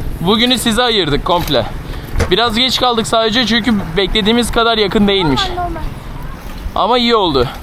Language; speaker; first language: Turkish; native; Turkish